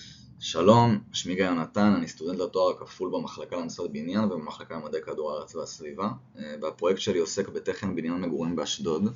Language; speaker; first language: Hebrew; native; Hebrew